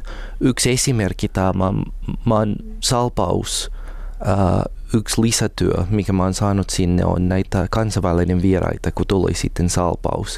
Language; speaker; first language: Finnish; non-native, learner; English